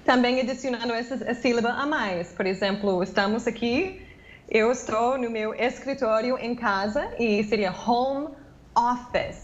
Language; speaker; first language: Portuguese; non-native, fluent; English